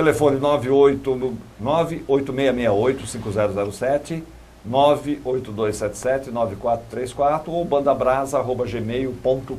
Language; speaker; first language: Portuguese; native; Portuguese